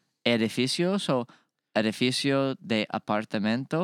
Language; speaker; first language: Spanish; non-native, learner; English